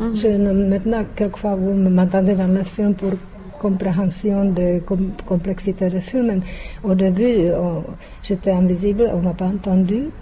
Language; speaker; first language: French; non-native, fluent; Czech